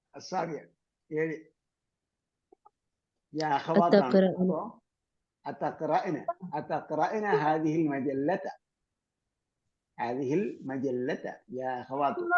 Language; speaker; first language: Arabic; non-native, fluent; Malayalam